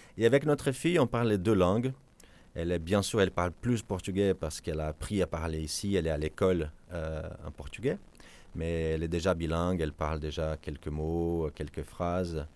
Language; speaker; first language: French; non-native, fluent; Portuguese